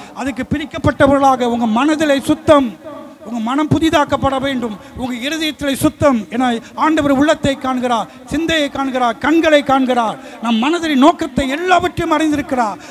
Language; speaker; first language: Tamil; early bilingual, heritage; Tamil